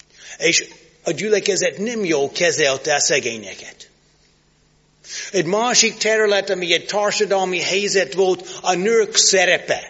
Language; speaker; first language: Hungarian; non-native, learner; English